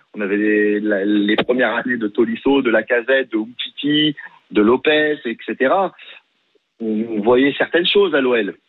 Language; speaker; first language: French; native; French